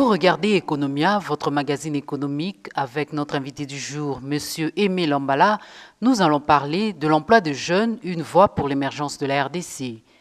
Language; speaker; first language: French; non-native, local second language; Lingala